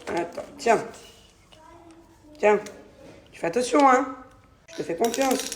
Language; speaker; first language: French; native; French